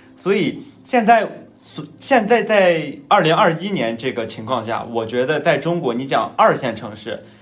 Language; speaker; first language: Chinese; native; Chinese